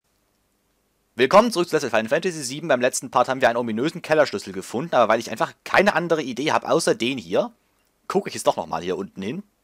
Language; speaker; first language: German; native; German